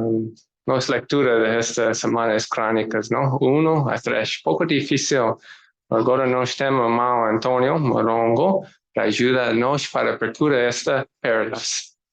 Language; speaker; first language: Portuguese; non-native, learner; English